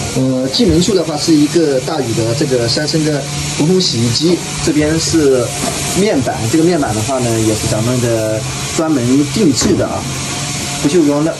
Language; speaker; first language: Chinese; native; Chinese